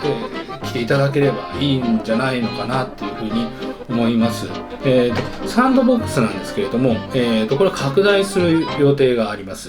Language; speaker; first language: Japanese; native; Japanese